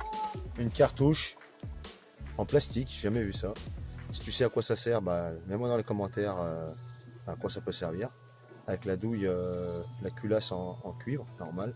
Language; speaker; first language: French; native; French